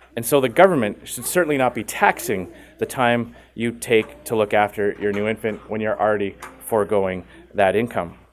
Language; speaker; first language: English; native; English